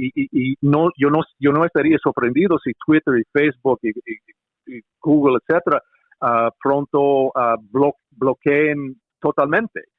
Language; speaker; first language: Spanish; non-native, fluent; English